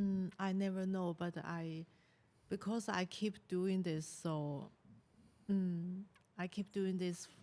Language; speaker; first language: English; non-native, learner; Chinese